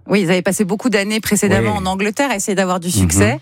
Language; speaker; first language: French; native; French